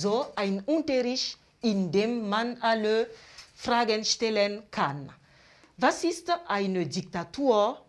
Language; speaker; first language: German; non-native, fluent; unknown